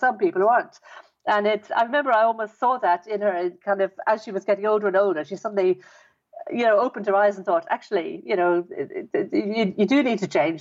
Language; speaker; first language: English; native; English